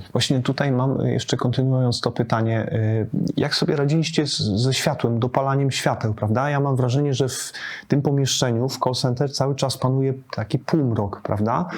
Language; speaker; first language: Polish; native; Polish